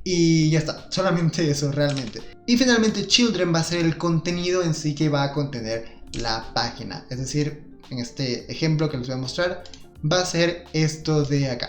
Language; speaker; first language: Spanish; native; Spanish